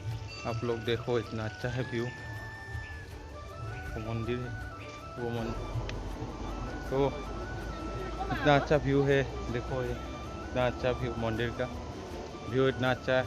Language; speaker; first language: Hindi; non-native, local second language; Assamese